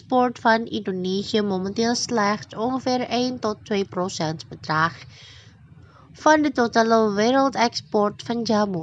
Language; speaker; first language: Dutch; non-native, fluent; Indonesian